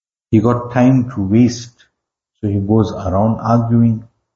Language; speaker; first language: English; native; English